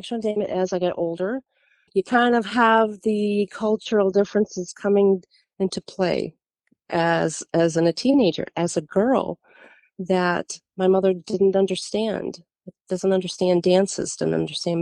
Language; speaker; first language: English; early bilingual, other home language; German